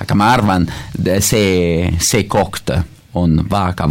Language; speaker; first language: Estonian; non-native, learner; Italian